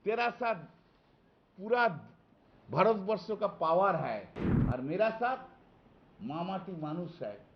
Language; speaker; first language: Hindi; non-native, local second language; Bangla